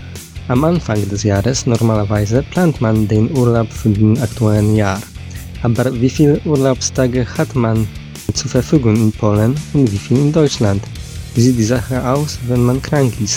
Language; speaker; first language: German; non-native, learner; Polish